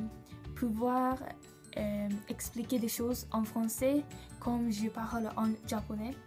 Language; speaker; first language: French; non-native, learner; Japanese